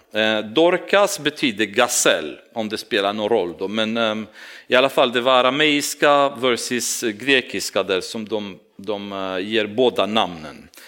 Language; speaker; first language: Swedish; non-native, fluent; Romanian